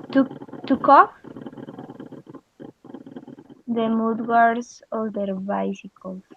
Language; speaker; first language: English; non-native, learner; Spanish